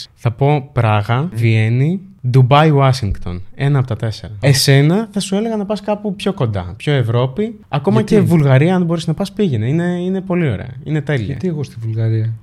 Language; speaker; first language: Greek; early bilingual, other home language; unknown